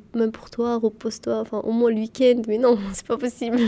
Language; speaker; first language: French; early bilingual, other home language; Arabic